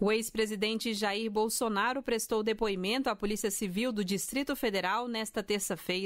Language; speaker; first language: Portuguese; native; Portuguese